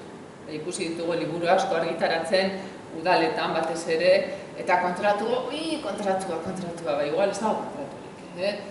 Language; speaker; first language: Basque; native; Basque